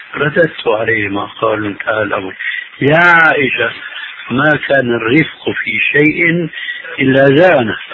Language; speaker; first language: Arabic; early bilingual, other home language; Albanian